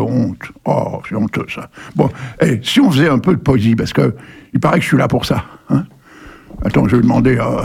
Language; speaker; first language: French; native; French